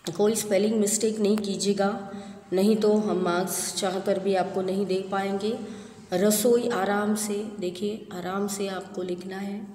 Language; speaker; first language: Hindi; non-native, local second language; Gujarati